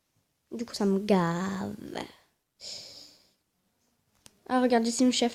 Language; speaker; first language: French; native; French